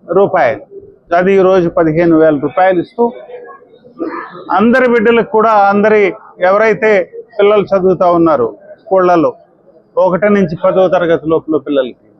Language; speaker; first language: Telugu; native; Telugu